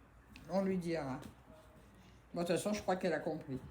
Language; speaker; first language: French; native; French